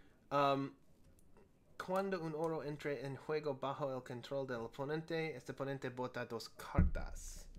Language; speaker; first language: Spanish; non-native, learner; English